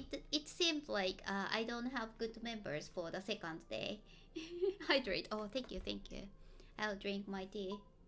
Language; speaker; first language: English; non-native, fluent; Japanese